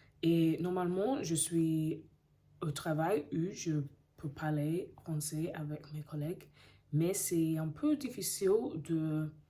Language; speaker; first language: French; non-native, learner; English